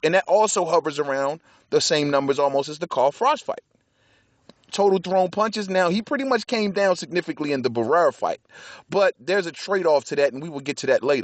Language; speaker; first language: English; native; English